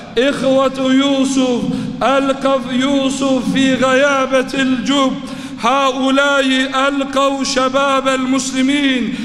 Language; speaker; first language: Arabic; non-native, fluent; Turkish